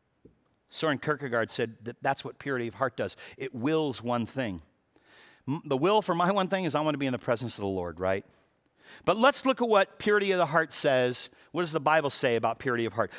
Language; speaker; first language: English; native; English